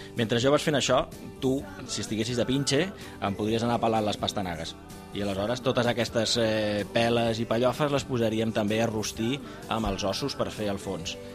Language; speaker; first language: Catalan; native; Catalan